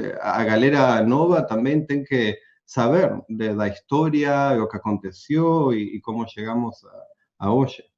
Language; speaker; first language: Portuguese; non-native, learner; Spanish